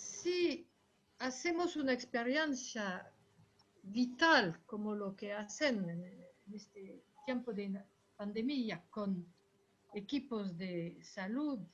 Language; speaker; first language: Spanish; non-native, fluent; French